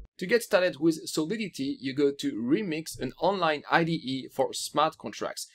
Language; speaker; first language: English; non-native, fluent; French